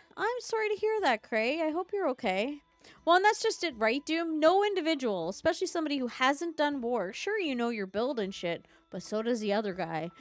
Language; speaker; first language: English; native; English